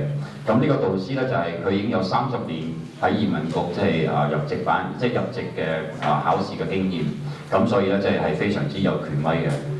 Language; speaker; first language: Cantonese; native; Cantonese